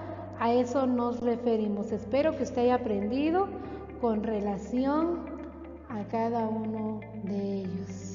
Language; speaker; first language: Spanish; non-native, local second language; Kaqchikel